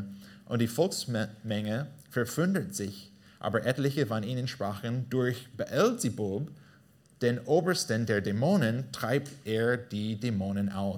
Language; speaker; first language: German; non-native, fluent; English